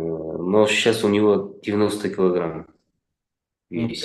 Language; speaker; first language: Russian; non-native, local second language; Kazakh